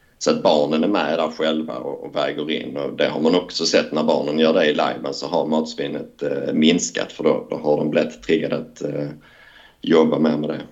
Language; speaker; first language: Swedish; native; Swedish